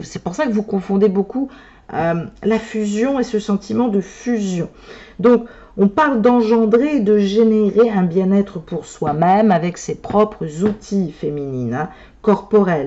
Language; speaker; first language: French; native; French